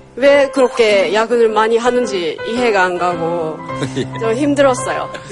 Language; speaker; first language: Korean; non-native, fluent; Japanese